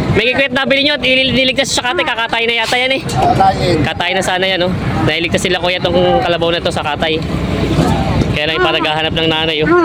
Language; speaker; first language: Filipino; native; Filipino